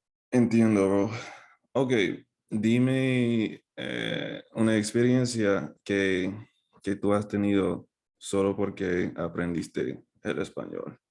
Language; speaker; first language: Spanish; non-native, fluent; English